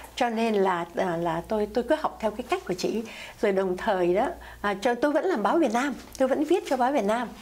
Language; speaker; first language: Vietnamese; native; Vietnamese